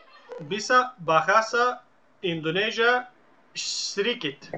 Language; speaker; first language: Indonesian; non-native, learner; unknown